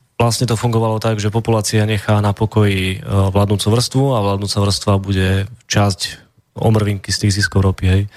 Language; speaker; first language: Slovak; native; Slovak